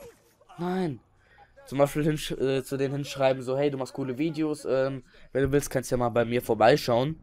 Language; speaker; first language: German; native; German